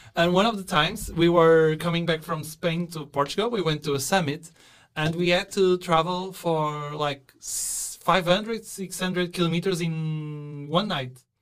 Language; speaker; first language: English; non-native, fluent; Portuguese